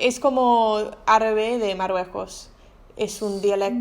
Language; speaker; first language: Spanish; non-native, learner; English